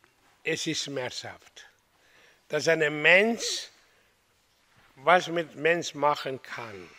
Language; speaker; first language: German; non-native, learner; Hindi